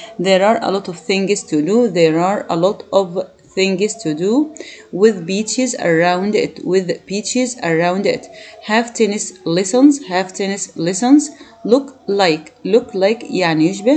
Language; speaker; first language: English; non-native, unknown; Arabic